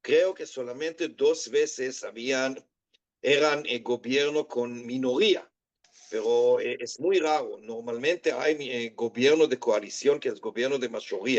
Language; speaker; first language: Spanish; non-native, fluent; Hebrew